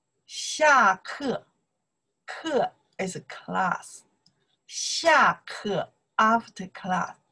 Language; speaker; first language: English; non-native, learner; Chinese